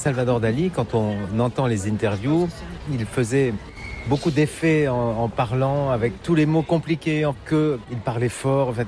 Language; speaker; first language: French; native; French